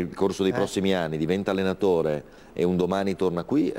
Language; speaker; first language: Italian; native; Italian